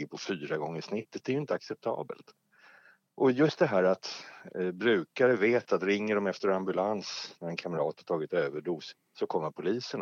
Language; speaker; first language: Swedish; native; Swedish